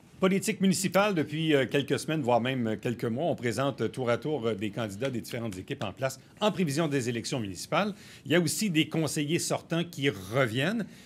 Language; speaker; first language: French; native; French